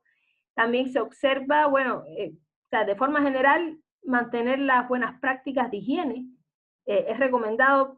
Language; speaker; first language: Spanish; native; Spanish